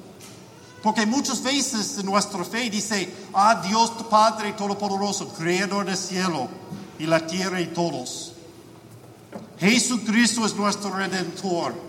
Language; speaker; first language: Spanish; non-native, learner; English